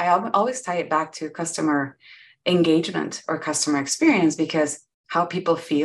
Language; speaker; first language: English; non-native, fluent; Spanish